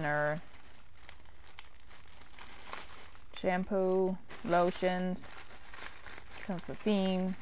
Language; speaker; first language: English; non-native, fluent; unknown